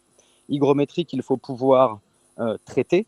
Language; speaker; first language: French; native; French